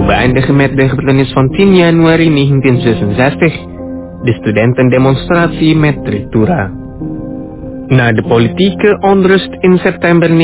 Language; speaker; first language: Dutch; non-native, fluent; Indonesian